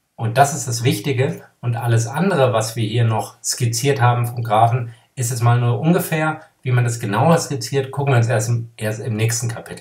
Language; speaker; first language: German; native; German